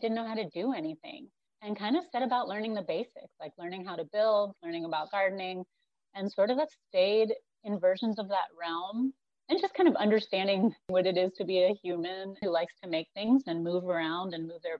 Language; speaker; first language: English; native; English